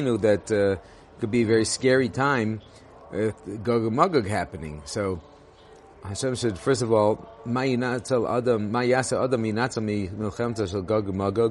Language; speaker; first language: English; native; English